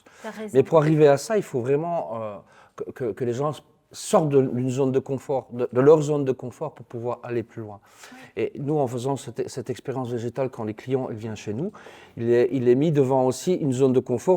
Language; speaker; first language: French; native; French